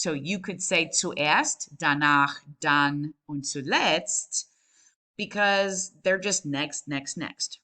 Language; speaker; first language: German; non-native, fluent; English